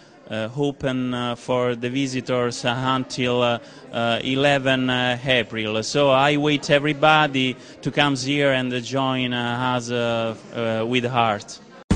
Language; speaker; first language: English; non-native, fluent; Italian